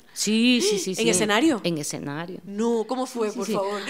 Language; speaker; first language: Spanish; native; Spanish